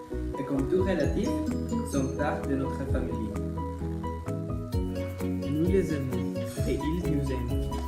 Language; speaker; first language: French; non-native, learner; English